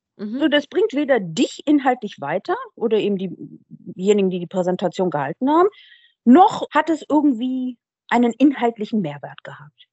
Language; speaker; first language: German; early bilingual, other home language; Persian